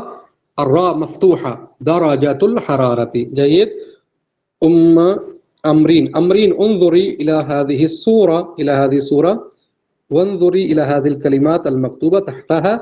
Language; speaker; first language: Arabic; non-native, fluent; Urdu